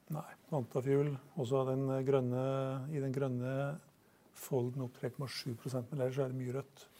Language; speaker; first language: Norwegian; native; Norwegian